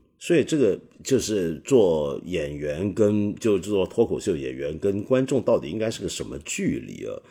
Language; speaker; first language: Chinese; non-native, local second language; Cantonese